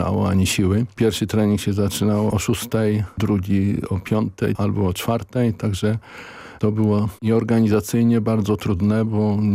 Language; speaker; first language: Polish; native; Polish